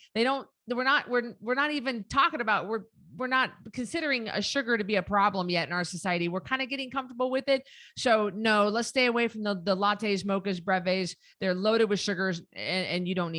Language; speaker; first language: English; native; English